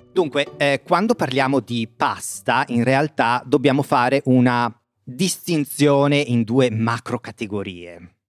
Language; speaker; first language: Italian; native; Italian